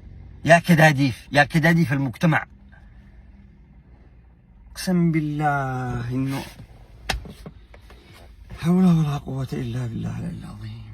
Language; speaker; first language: Arabic; native; Arabic